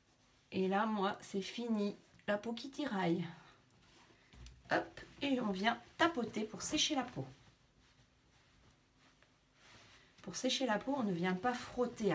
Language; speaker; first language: French; native; French